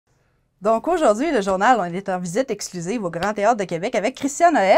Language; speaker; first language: French; native; French